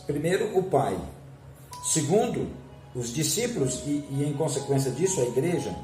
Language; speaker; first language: Portuguese; native; Portuguese